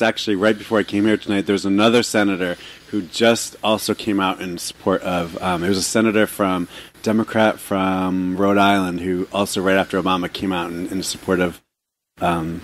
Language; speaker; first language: English; native; English